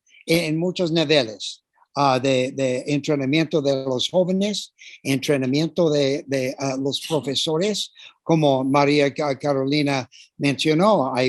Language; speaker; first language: Spanish; non-native, fluent; English